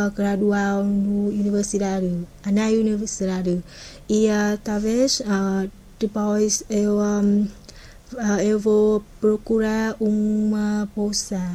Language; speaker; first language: Portuguese; non-native, learner; Vietnamese